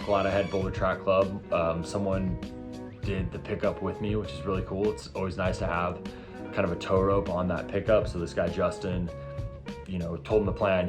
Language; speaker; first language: English; native; English